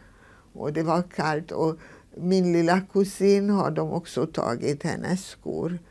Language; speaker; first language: Swedish; non-native, fluent; Hungarian